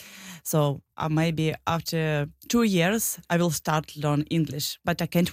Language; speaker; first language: English; non-native, learner; Ukrainian